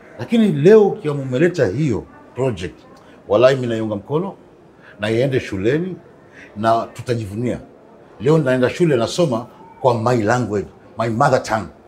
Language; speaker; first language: Swahili; non-native, local second language; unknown